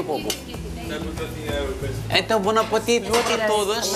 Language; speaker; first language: Portuguese; non-native, fluent; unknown